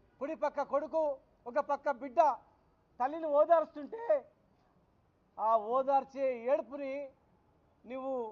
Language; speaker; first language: Telugu; native; Telugu